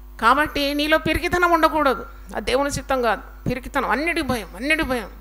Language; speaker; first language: Telugu; native; Telugu